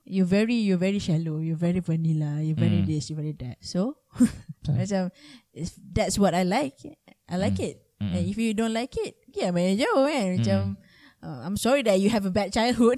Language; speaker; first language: English; non-native, local second language; Malay